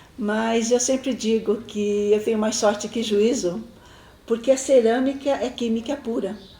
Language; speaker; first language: Portuguese; early bilingual, other home language; Chinese